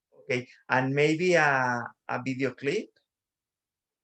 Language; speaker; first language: English; non-native, learner; Spanish